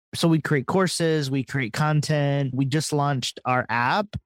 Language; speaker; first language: English; native; English